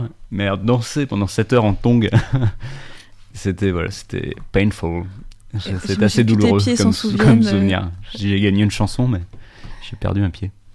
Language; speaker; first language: French; native; French